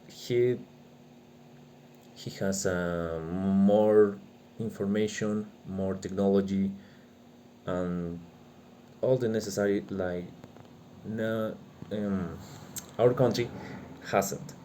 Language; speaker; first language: English; non-native, learner; Spanish